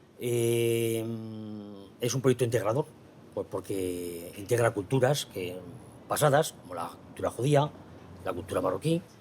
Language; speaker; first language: Spanish; native; Spanish